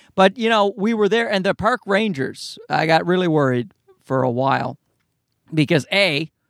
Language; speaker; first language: English; native; English